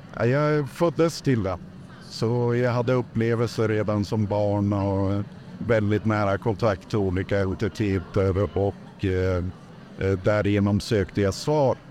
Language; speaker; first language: Swedish; native; Swedish